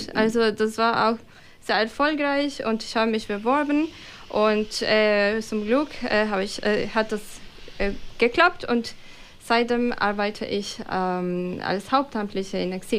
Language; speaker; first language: German; non-native, fluent; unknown